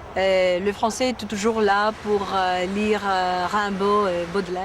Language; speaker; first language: French; non-native, fluent; Greek